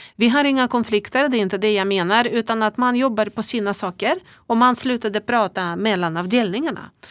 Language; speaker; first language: Swedish; non-native, fluent; Russian